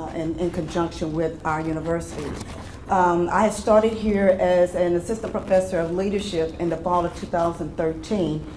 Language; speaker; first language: English; native; English